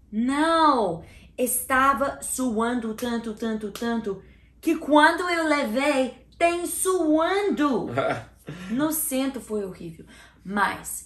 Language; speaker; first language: Portuguese; non-native, learner; English